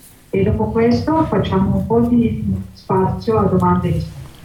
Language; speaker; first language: Italian; native; Italian